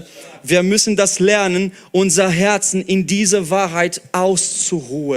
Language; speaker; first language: German; non-native, fluent; Portuguese